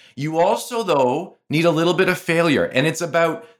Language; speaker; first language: English; native; English